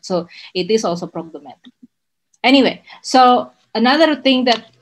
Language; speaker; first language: English; non-native, fluent; Indonesian